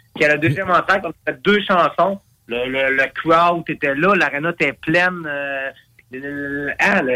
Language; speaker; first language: French; native; French